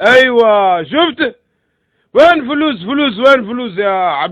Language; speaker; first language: Arabic; non-native, learner; Somali